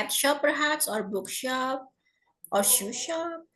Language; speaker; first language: English; non-native, fluent; Indonesian